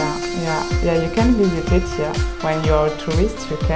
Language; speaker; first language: English; non-native, fluent; French